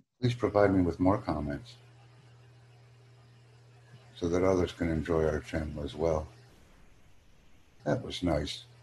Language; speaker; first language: English; native; English